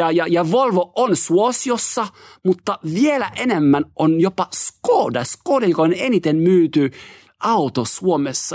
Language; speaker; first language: Finnish; native; Finnish